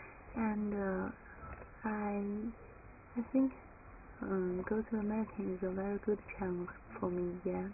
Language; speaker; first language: English; non-native, learner; Chinese